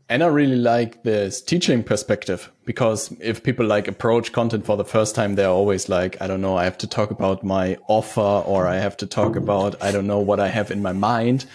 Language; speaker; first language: English; non-native, fluent; German